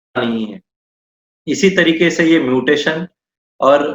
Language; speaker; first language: Hindi; non-native, local second language; Marathi